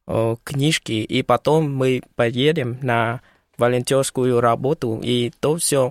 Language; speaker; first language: Russian; non-native, learner; Vietnamese